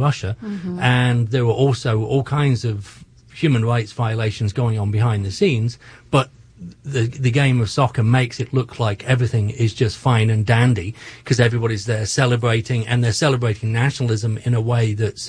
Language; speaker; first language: English; native; English